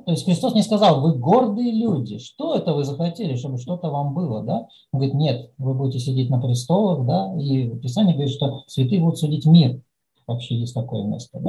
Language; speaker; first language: Russian; native; Russian